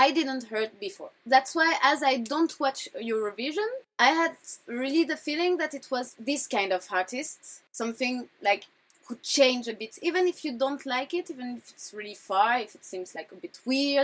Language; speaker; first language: English; non-native, fluent; French